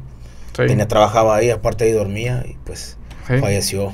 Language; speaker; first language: Spanish; native; Spanish